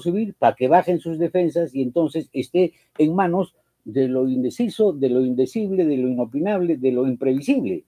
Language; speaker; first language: Spanish; native; Spanish